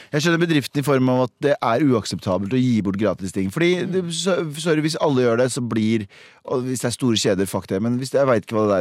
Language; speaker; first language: Norwegian; early bilingual, other home language; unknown